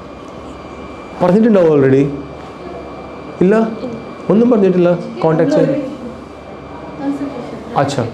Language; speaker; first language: Malayalam; non-native, local second language; Tamil